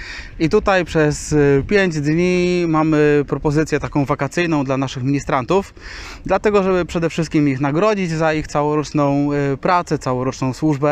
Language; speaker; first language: Polish; native; Polish